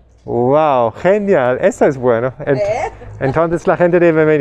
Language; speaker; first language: Spanish; non-native, learner; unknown